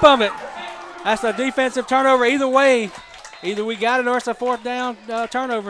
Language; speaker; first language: English; native; English